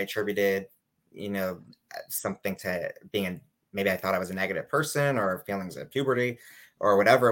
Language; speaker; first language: English; native; English